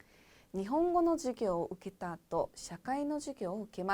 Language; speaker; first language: Japanese; non-native, fluent; Korean